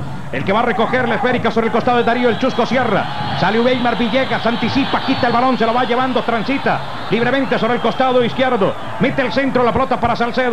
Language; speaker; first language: Spanish; native; Spanish